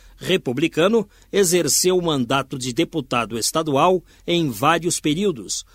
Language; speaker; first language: Portuguese; native; Portuguese